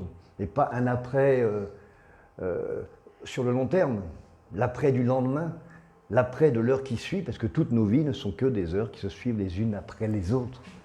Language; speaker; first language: French; native; French